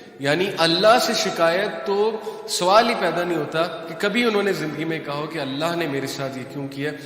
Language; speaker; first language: Urdu; native; Urdu